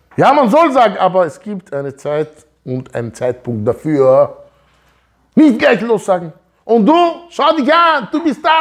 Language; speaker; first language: German; early bilingual, other home language; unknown